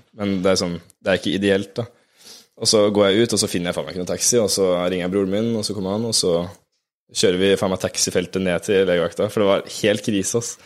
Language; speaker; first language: Norwegian; native; Norwegian